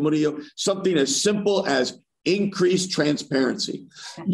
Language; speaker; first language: English; native; English